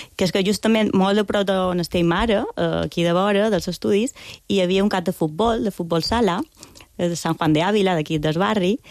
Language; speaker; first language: Catalan; non-native, local second language; Spanish